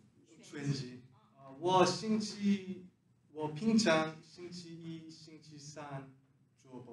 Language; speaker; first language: Chinese; non-native, learner; Korean